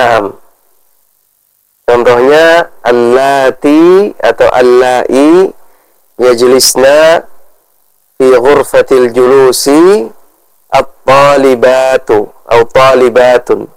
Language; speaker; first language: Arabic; non-native, fluent; Indonesian